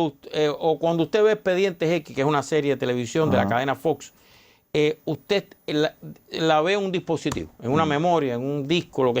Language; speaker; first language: Spanish; native; Spanish